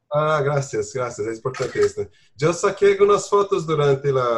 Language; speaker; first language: Spanish; non-native, learner; Portuguese